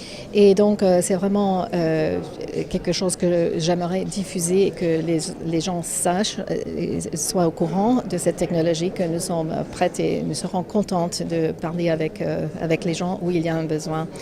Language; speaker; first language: French; non-native, fluent; English